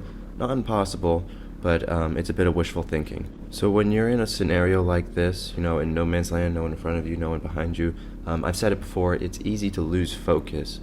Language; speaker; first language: English; native; English